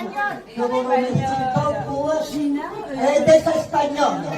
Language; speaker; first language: French; non-native, fluent; Italian